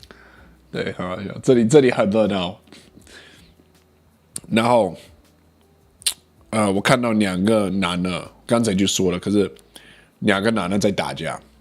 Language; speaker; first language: Chinese; non-native, learner; English